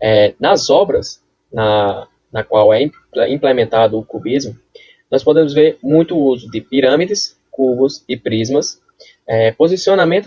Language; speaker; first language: Portuguese; native; Portuguese